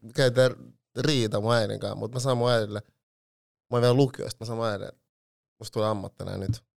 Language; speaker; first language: Finnish; early bilingual, other home language; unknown